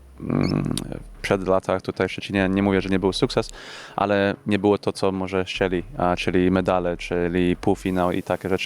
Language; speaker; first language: Polish; early bilingual, heritage; English